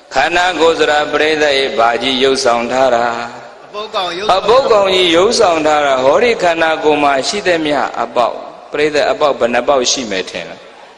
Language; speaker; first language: Burmese; native; Burmese